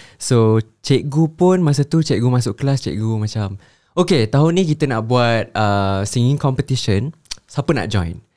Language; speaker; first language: Malay; native; Malay